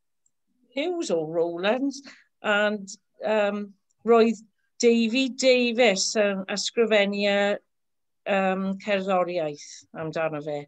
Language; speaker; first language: Welsh; non-native, learner; English